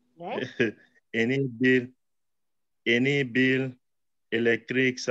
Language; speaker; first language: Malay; non-native, learner; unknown